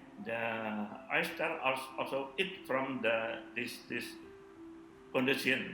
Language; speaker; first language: English; non-native, learner; Indonesian